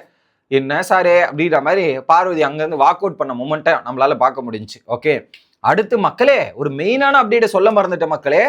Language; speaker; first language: Tamil; native; Tamil